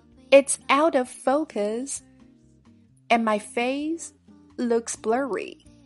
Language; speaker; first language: English; non-native, fluent; Chinese